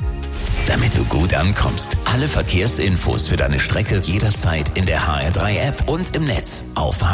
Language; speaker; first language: German; native; German